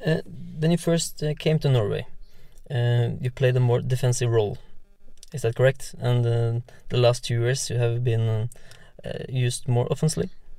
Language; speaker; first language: English; non-native, learner; Norwegian